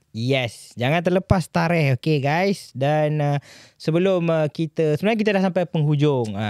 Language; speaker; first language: Malay; native; Malay